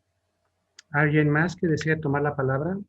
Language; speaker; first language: Spanish; native; Spanish